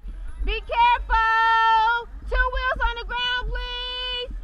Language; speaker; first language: English; native; English